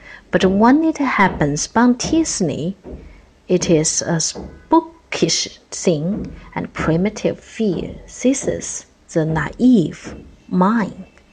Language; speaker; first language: English; non-native, fluent; Chinese